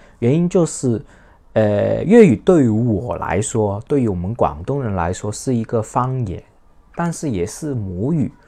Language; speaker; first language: Chinese; non-native, local second language; Cantonese